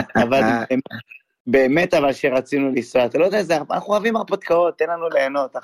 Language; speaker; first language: Hebrew; native; Hebrew